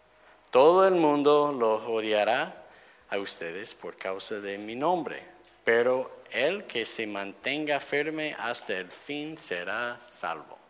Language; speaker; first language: Spanish; non-native, fluent; English